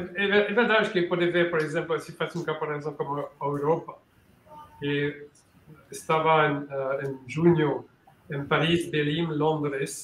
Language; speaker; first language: Portuguese; non-native, learner; French